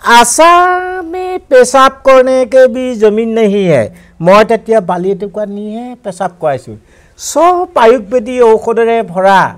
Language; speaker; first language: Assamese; non-native, local second language; Mising